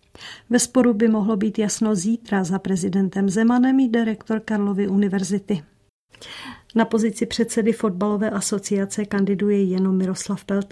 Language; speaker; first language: Czech; native; Czech